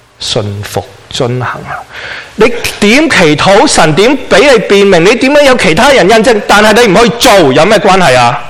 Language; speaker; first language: Chinese; non-native, local second language; Cantonese